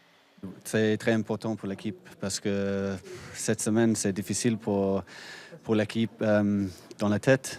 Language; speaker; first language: French; non-native, learner; English